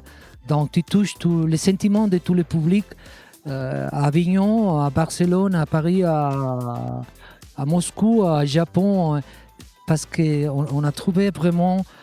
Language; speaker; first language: French; non-native, fluent; Catalan